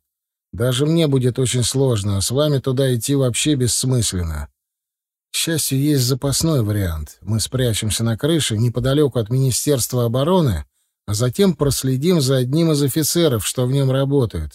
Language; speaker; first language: Russian; native; Russian